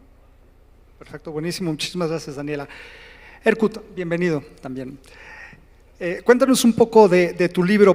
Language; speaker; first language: Spanish; native; Spanish